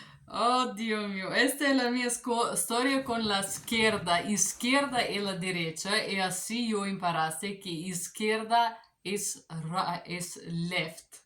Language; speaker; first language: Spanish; non-native, learner; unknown